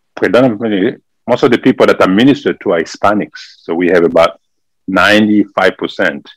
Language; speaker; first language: English; non-native, fluent; French